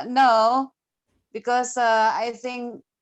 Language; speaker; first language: English; non-native, learner; Indonesian